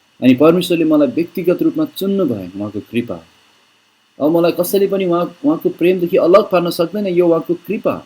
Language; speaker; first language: Nepali; native; Nepali